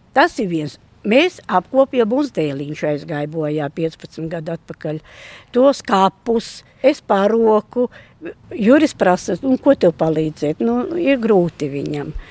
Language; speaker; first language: Latvian; non-native, local second language; Russian